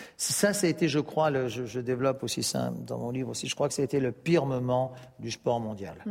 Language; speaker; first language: French; native; French